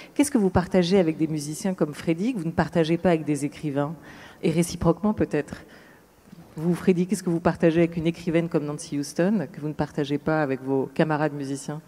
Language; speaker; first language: French; native; French